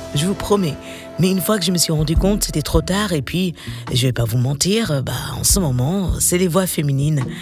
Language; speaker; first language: French; non-native, fluent; English